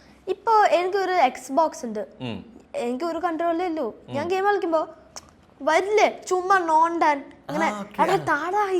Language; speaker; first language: Malayalam; early bilingual, heritage; Malayalam